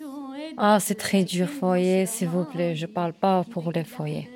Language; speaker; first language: French; non-native, learner; Turkish